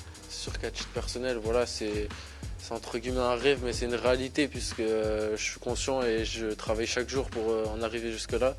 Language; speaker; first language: French; native; French